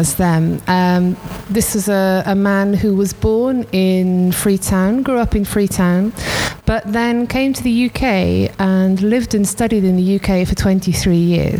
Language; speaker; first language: English; native; English